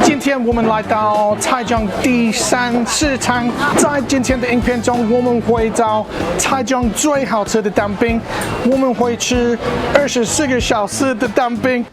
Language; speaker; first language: Chinese; non-native, learner; English